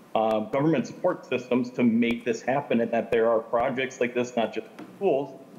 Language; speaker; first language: English; native; English